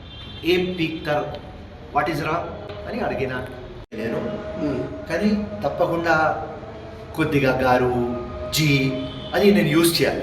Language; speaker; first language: Telugu; non-native, local second language; Urdu